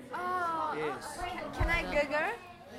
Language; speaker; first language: English; non-native, learner; Japanese